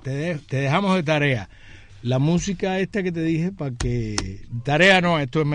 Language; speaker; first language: Spanish; native; Spanish